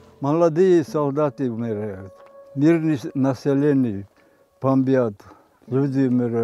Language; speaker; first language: Russian; non-native, local second language; Armenian